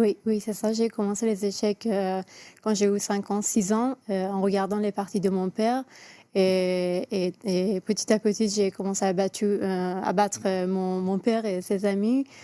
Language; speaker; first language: French; non-native, fluent; Persian